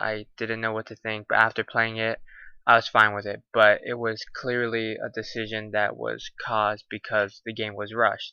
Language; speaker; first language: English; native; English